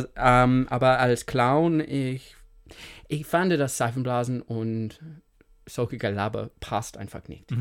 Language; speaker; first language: German; non-native, fluent; English